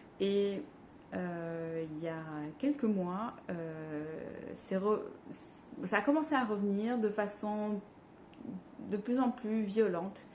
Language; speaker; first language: French; native; French